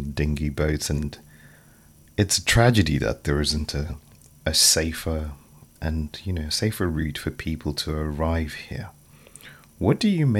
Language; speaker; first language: English; non-native, local second language; Shona